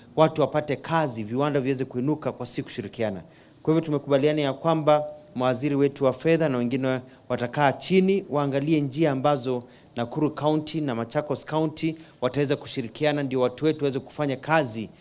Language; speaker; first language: Swahili; non-native, local second language; Kamba